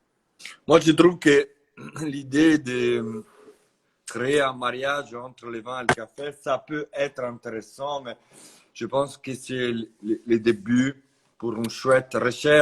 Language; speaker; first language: French; non-native, fluent; Italian